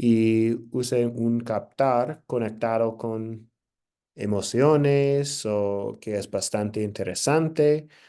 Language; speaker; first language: Spanish; non-native, fluent; English